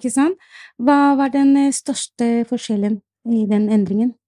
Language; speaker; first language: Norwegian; non-native, fluent; Spanish